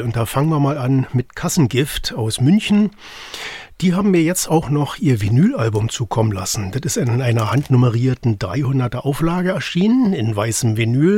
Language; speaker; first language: German; native; German